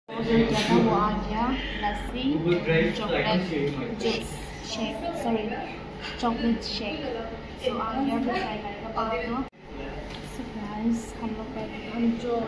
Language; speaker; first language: Hindi; non-native, local second language; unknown